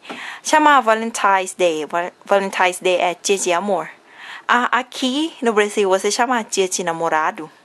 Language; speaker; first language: Portuguese; non-native, learner; Thai